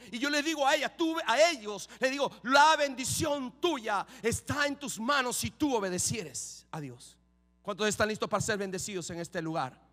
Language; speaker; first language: Spanish; native; Spanish